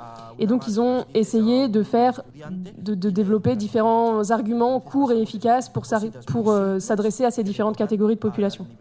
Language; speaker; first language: French; native; French